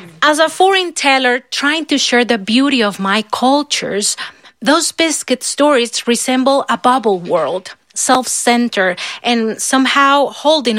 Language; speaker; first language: English; non-native, fluent; Spanish